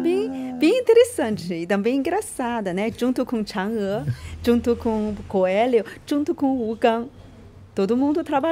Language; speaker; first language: Portuguese; non-native, learner; Chinese